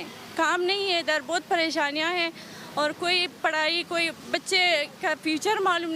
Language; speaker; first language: Hindi; non-native, learner; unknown